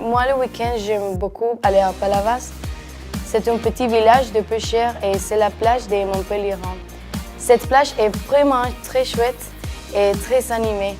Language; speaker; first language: French; non-native, fluent; Spanish